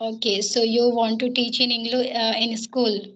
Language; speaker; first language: English; non-native, learner; Hindi